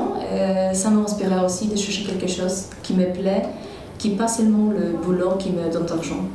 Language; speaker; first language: French; non-native, fluent; Polish